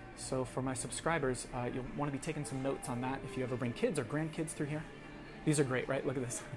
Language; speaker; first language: English; native; English